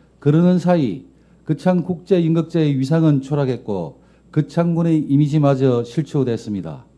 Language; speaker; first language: Korean; native; Korean